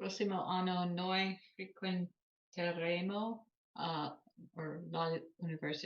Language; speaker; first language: Italian; non-native, learner; English